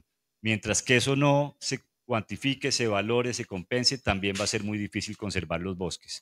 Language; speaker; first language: Spanish; native; Spanish